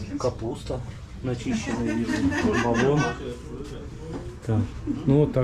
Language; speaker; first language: Russian; native; Russian